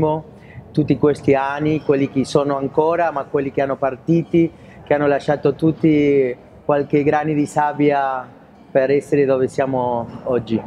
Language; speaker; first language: Italian; non-native, fluent; Spanish